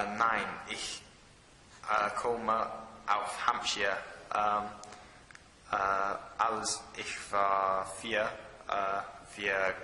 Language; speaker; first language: German; non-native, learner; English